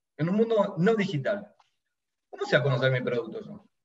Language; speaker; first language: Spanish; native; Spanish